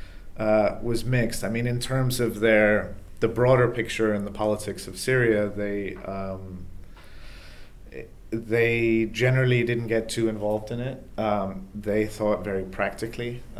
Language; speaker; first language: English; native; English